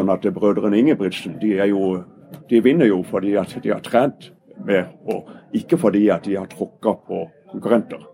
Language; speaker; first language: Norwegian; native; Norwegian